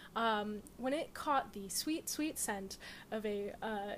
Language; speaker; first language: English; native; English